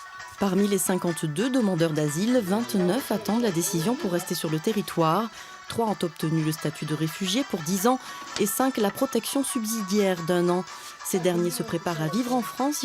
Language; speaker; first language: French; native; French